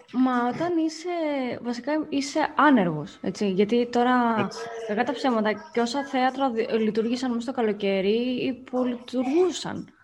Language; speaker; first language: Greek; native; Greek